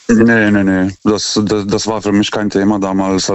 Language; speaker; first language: German; non-native, fluent; Lithuanian